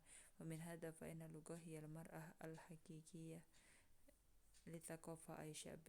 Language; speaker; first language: Arabic; non-native, fluent; Indonesian